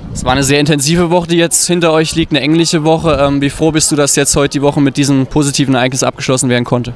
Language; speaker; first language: German; native; German